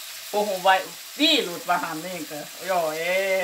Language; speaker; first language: Finnish; non-native, learner; Thai